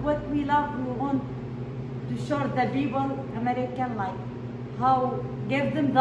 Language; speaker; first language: English; non-native, learner; Arabic